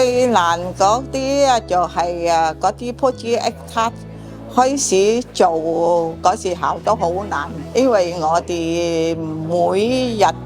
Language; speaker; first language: Cantonese; early bilingual, heritage; Cantonese